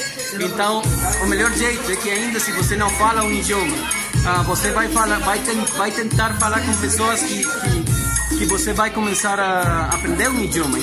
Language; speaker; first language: Portuguese; non-native, learner; Spanish